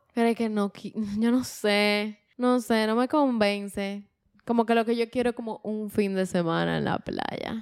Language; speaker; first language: Spanish; native; Spanish